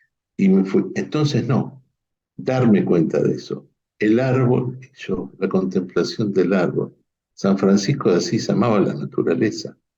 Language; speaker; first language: Spanish; native; Spanish